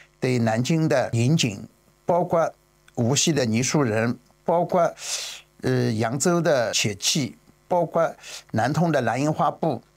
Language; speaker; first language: Chinese; native; Chinese